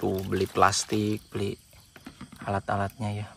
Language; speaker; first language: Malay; non-native, local second language; Sundanese